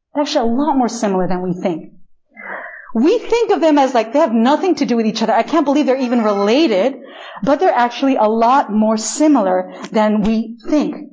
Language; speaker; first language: English; non-native, fluent; Spanish